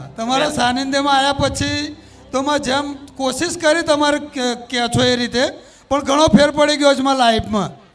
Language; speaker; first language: Gujarati; native; Gujarati